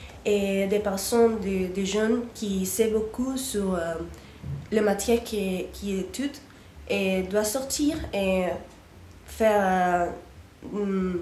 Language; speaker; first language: French; non-native, fluent; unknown